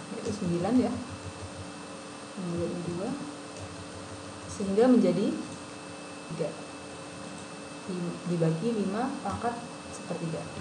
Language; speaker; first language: Indonesian; native; Indonesian